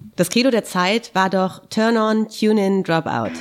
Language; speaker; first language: German; native; German